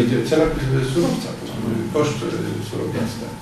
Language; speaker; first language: Polish; non-native, learner; French